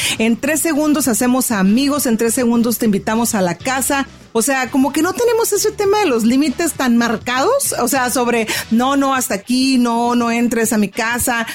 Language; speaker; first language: Spanish; native; Spanish